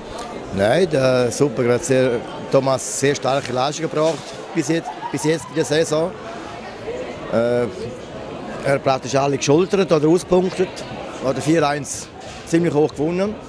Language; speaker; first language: German; native; German